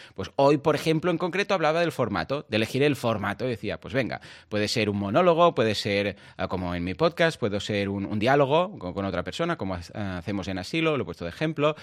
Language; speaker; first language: Spanish; non-native, local second language; Catalan